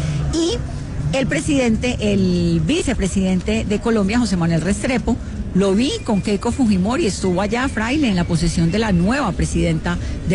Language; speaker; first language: Spanish; native; Spanish